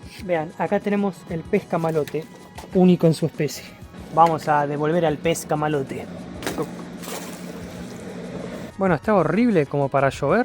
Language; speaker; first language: Spanish; native; Spanish